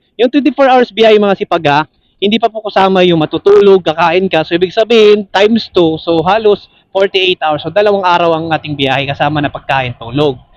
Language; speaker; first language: Filipino; non-native, local second language; Cebuano